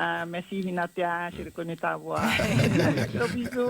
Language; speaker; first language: French; non-native, local second language; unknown